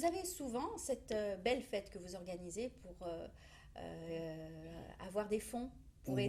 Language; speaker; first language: French; native; French